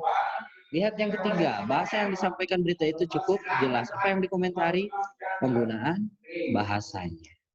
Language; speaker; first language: Indonesian; native; Indonesian